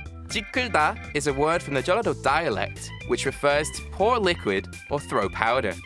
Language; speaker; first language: English; native; English